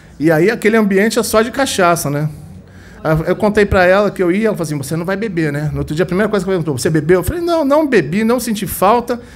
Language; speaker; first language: Portuguese; native; Portuguese